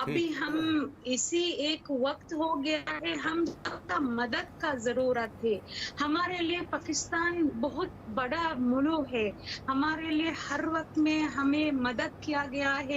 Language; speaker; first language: Hindi; non-native, learner; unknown